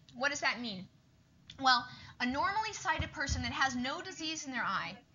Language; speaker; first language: English; native; English